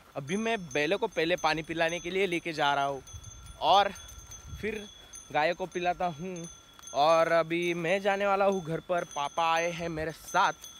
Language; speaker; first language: Hindi; non-native, local second language; Marathi